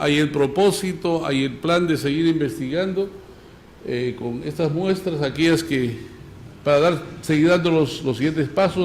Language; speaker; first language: Spanish; native; Spanish